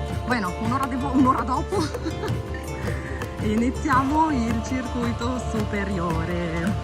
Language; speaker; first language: Italian; native; Italian